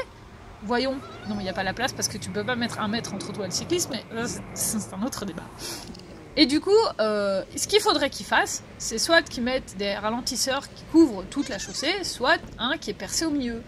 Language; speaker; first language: French; native; French